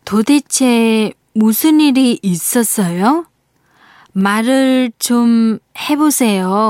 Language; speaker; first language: Korean; non-native, fluent; Vietnamese